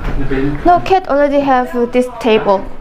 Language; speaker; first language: English; non-native, learner; Korean